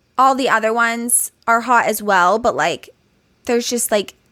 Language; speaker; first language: English; native; English